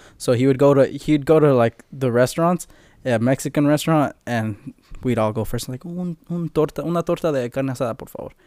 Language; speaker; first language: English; early bilingual, other home language; Spanish